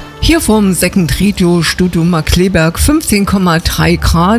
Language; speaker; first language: German; native; German